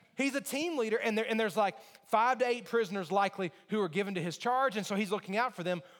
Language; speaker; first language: English; native; English